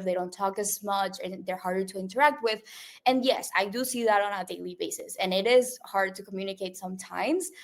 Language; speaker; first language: English; non-native, local second language; Spanish